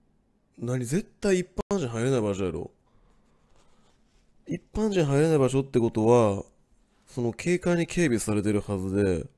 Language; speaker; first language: Japanese; native; Japanese